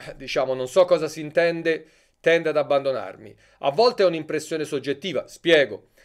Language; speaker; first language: Italian; native; Italian